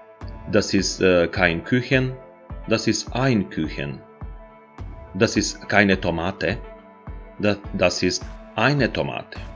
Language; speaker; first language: German; non-native, fluent; Macedonian